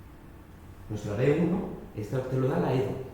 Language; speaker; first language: Spanish; native; Spanish